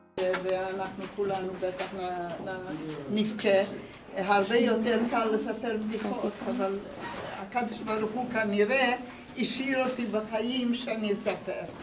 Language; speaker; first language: Hebrew; non-native, fluent; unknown